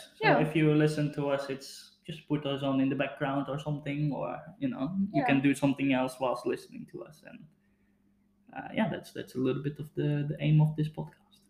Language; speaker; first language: English; non-native, fluent; Dutch